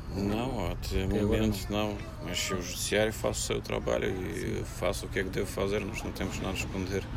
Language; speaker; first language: Portuguese; non-native, fluent; Russian